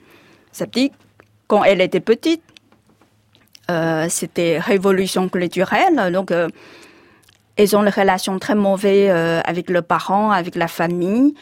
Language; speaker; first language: French; non-native, fluent; Chinese